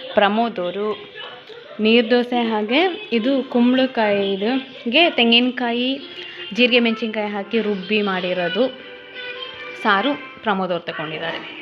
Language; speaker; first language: Kannada; non-native, local second language; Malayalam